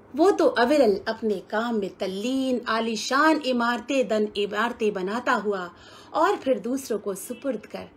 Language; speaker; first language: Hindi; native; Hindi